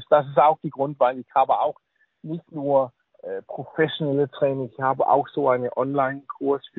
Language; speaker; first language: German; non-native, learner; Danish